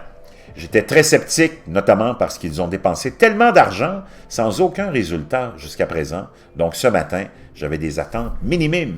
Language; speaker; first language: French; native; French